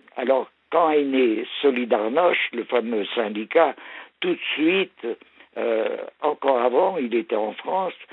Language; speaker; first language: French; early bilingual, other home language; Polish